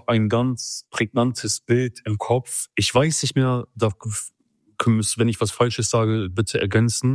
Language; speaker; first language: German; early bilingual, other home language; Kurdish